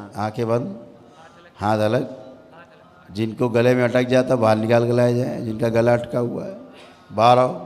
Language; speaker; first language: Hindi; native; Hindi